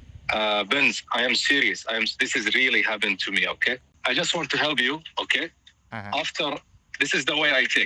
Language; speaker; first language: English; non-native, fluent; Arabic